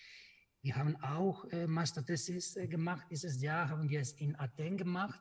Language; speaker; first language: German; non-native, fluent; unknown